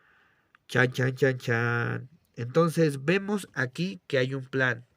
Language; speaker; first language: Spanish; native; Spanish